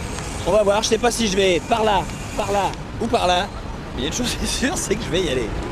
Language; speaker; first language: French; native; French